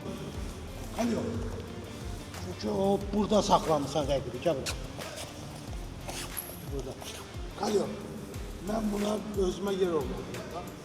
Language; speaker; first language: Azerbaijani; non-native, learner; Turkish